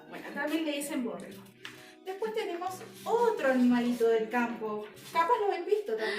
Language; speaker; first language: Spanish; native; Spanish